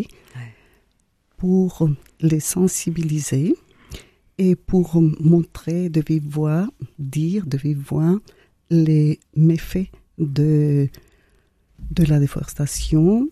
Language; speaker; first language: French; non-native, fluent; Spanish